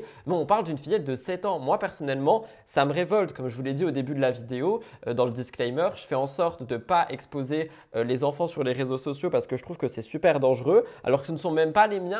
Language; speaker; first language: French; native; French